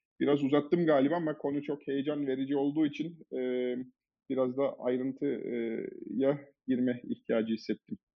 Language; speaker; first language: Turkish; early bilingual, heritage; Turkish